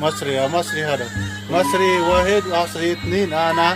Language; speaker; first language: Arabic; non-native, learner; Filipino